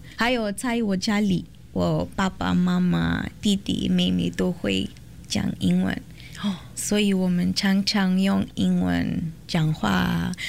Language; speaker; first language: Chinese; non-native, learner; Portuguese